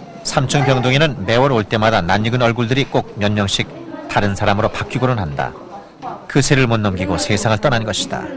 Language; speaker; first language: Korean; native; Korean